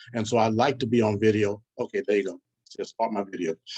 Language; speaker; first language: English; native; English